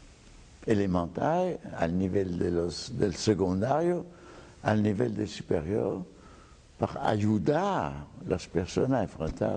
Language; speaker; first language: Spanish; non-native, fluent; French